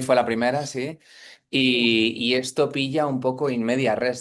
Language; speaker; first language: Spanish; native; Spanish